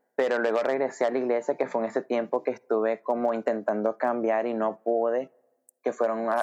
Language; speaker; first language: Spanish; native; Spanish